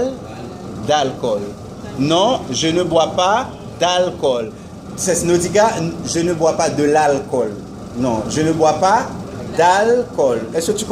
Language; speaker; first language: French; non-native, fluent; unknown